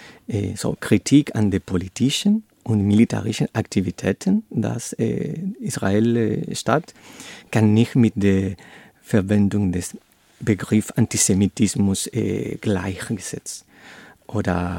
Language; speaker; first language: German; non-native, learner; Spanish